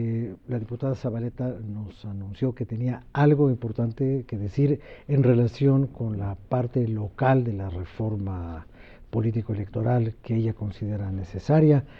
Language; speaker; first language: Spanish; native; Spanish